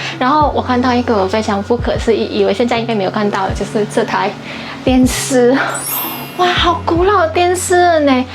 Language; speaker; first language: Chinese; non-native, fluent; Vietnamese